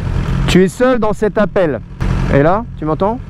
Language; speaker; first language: French; native; French